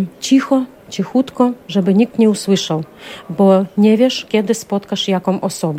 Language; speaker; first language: Polish; non-native, learner; Ukrainian